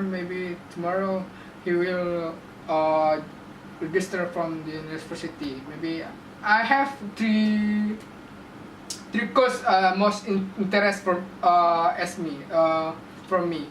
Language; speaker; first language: English; non-native, learner; Indonesian